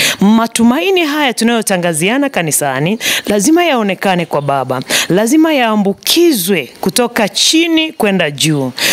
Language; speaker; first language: Swahili; native; Swahili